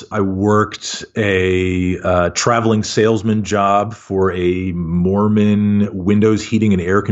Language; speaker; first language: English; native; English